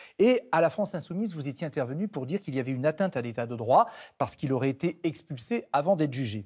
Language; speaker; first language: French; native; French